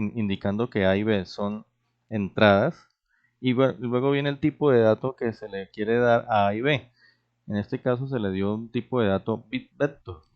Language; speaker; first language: Spanish; native; Spanish